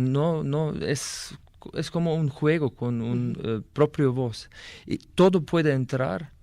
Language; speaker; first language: Spanish; non-native, fluent; Slovenian